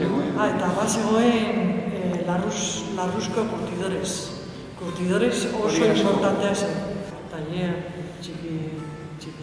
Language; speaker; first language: Basque; non-native, local second language; Spanish